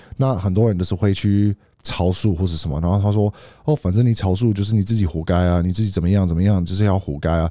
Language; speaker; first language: Chinese; native; Chinese